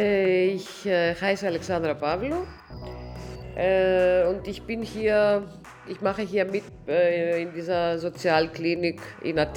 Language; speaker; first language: German; non-native, local second language; Greek